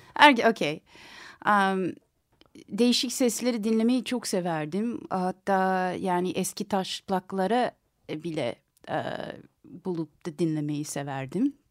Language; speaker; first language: Turkish; non-native, fluent; English